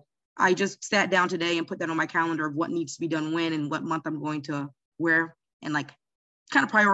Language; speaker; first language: English; native; English